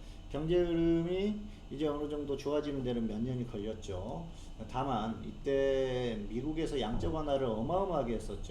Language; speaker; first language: Korean; native; Korean